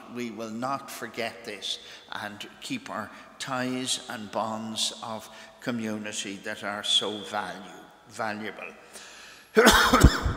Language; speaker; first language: English; native; English